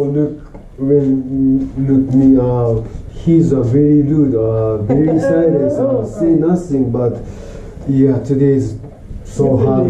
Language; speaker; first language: English; non-native, learner; Japanese